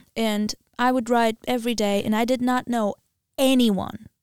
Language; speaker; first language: English; non-native, fluent; Armenian